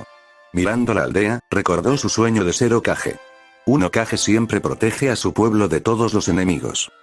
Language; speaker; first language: Spanish; native; Spanish